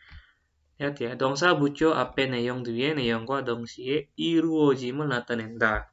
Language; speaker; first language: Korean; non-native, fluent; Indonesian